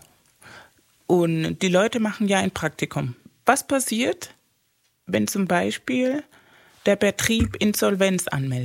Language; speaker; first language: German; non-native, fluent; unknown